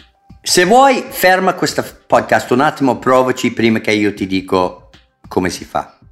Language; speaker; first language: Italian; non-native, fluent; English